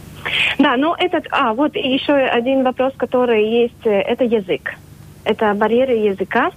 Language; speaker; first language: Russian; non-native, local second language; Latvian